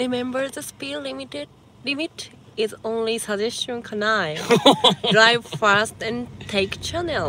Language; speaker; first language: English; non-native, learner; Japanese